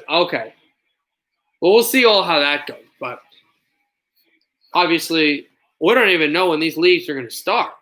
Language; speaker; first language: English; native; English